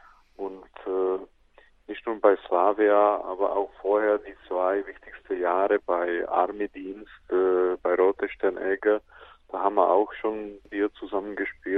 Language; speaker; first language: German; non-native, fluent; Czech